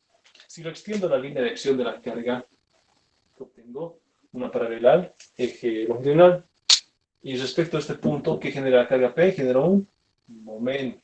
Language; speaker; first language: Spanish; native; Spanish